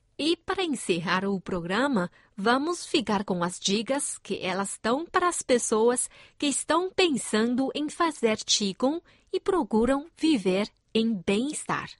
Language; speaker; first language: Portuguese; non-native, fluent; Chinese